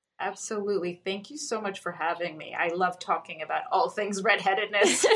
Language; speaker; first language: English; early bilingual, other home language; Russian